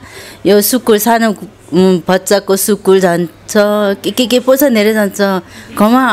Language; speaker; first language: Nepali; non-native, learner; Korean